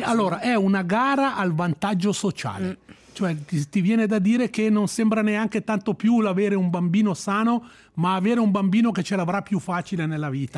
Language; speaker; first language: Italian; native; Italian